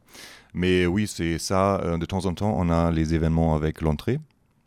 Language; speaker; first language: French; non-native, fluent; German